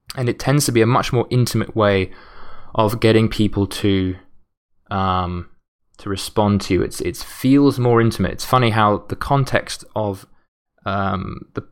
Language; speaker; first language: English; native; English